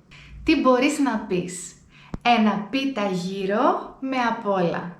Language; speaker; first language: Greek; native; Greek